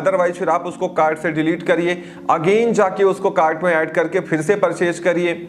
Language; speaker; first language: Hindi; native; Hindi